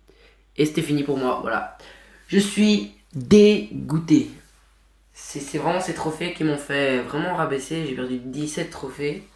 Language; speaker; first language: French; native; French